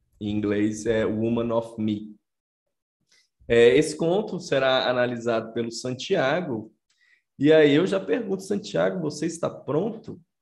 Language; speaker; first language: Portuguese; native; Portuguese